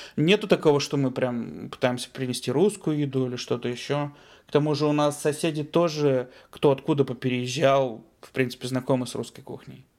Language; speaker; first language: Russian; native; Russian